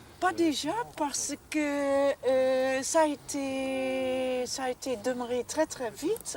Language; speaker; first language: French; non-native, learner; Dutch